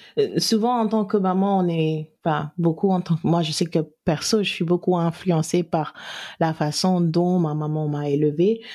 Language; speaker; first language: French; non-native, local second language; Wolof